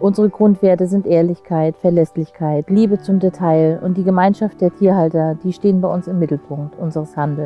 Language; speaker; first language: German; native; German